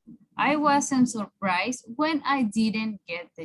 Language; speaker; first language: English; non-native, fluent; Spanish